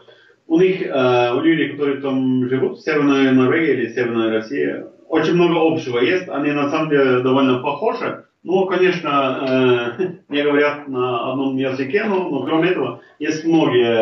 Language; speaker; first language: Russian; non-native, fluent; Norwegian